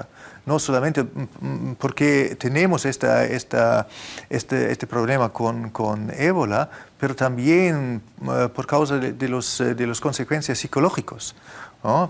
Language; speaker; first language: Spanish; non-native, fluent; German